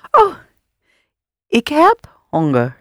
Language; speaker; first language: Dutch; non-native, learner; English